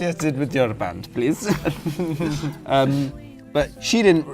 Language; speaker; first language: English; native; English